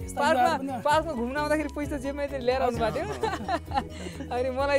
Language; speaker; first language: Nepali; native; Nepali